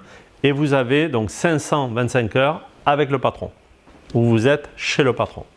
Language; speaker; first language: French; native; French